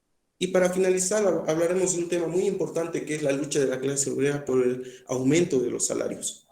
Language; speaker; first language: Spanish; native; Spanish